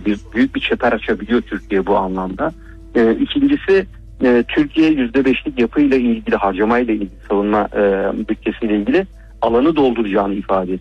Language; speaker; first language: Turkish; native; Turkish